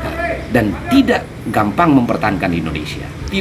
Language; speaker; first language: Indonesian; native; Indonesian